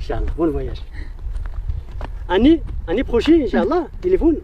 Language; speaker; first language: French; non-native, learner; Berber languages